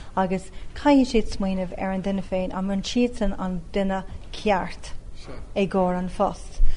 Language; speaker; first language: Irish; non-native, local second language; English